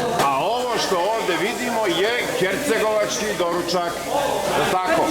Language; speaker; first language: Bosnian; native; Bosnian